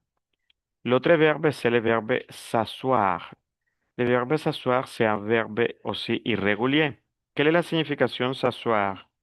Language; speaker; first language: French; non-native, fluent; Spanish